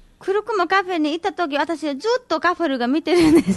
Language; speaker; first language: Japanese; non-native, learner; Nepali